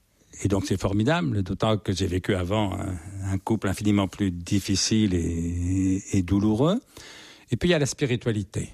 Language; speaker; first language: French; native; French